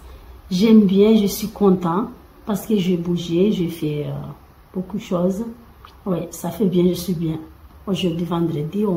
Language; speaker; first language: French; non-native, learner; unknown